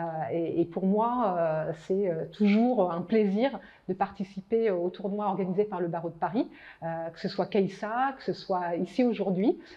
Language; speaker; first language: French; native; French